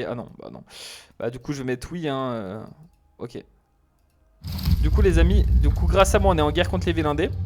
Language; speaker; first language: French; native; French